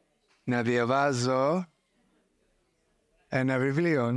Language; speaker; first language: Greek; non-native, fluent; English